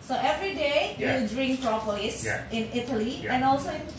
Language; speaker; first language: English; non-native, learner; Indonesian